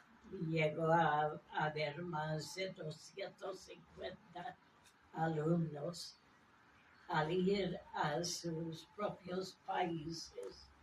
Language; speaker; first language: Spanish; non-native, fluent; English